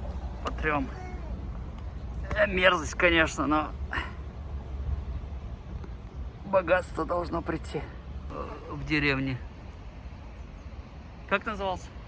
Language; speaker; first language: Russian; native; Russian